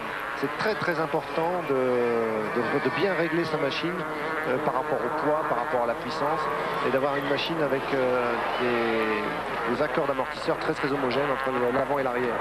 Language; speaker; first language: French; native; French